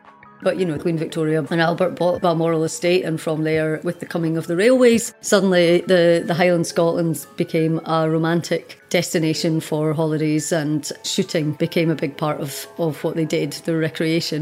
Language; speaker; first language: English; native; English